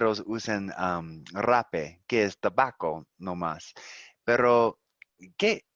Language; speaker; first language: Spanish; non-native, fluent; English